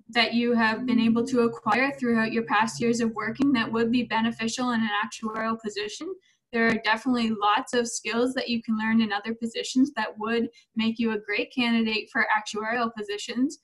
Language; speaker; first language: English; native; English